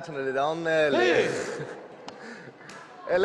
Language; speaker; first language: Italian; non-native, local second language; German